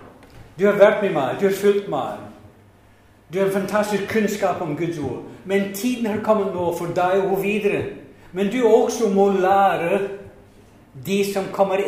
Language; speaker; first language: Norwegian; non-native, fluent; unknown